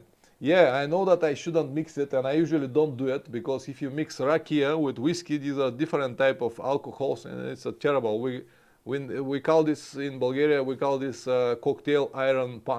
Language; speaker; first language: English; non-native, fluent; Bulgarian